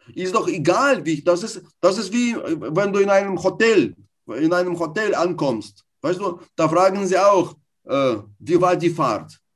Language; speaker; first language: German; non-native, fluent; Russian